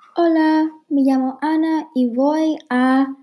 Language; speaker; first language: Spanish; non-native, learner; English